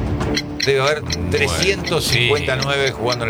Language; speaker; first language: Spanish; native; Spanish